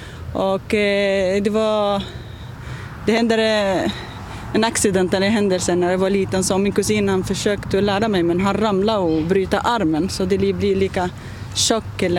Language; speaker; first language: Swedish; non-native, learner; Arabic